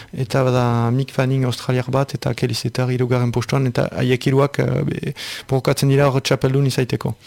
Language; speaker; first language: Basque; native; Basque